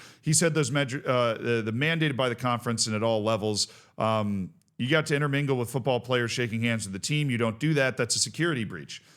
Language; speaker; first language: English; native; English